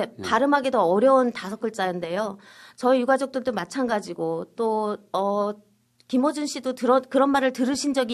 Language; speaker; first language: Korean; native; Korean